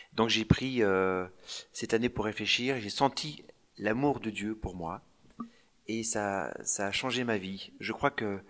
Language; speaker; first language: French; native; French